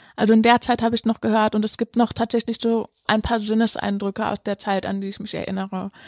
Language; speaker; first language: German; native; German